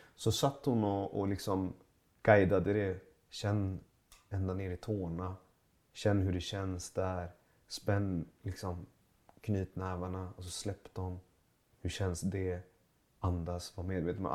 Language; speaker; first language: Swedish; early bilingual, other home language; Persian